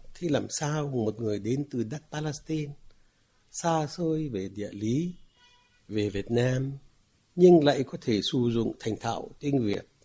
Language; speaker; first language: Vietnamese; non-native, fluent; Arabic